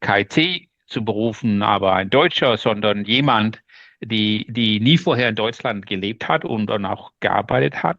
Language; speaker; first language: German; non-native, learner; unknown